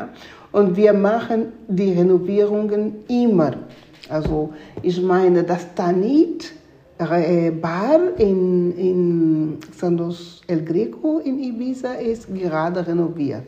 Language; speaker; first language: German; non-native, fluent; Spanish